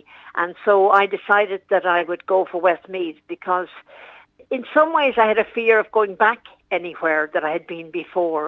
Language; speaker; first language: English; native; English